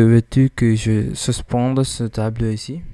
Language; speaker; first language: French; non-native, learner; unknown